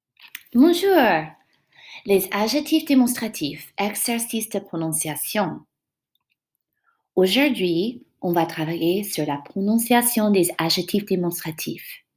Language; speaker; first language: French; non-native, fluent; English